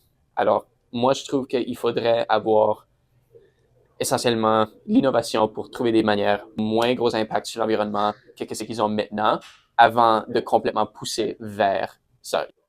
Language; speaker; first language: French; non-native, local second language; English